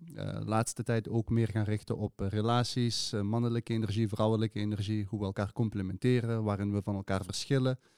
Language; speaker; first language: Dutch; early bilingual, other home language; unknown